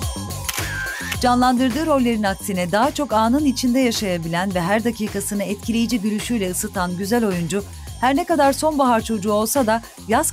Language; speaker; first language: Turkish; native; Turkish